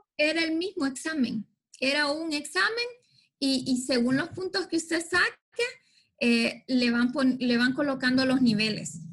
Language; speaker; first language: Spanish; native; Spanish